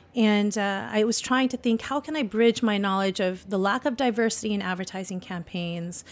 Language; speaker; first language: English; native; English